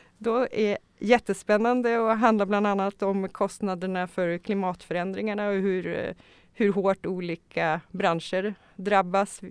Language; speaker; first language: Swedish; native; Swedish